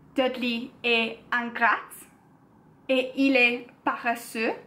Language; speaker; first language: French; non-native, learner; English